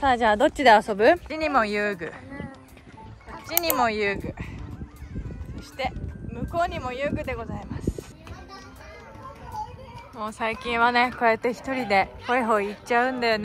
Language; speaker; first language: Japanese; native; Japanese